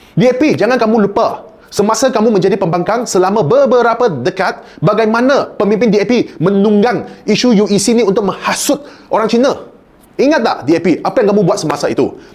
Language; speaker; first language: Malay; non-native, local second language; Chinese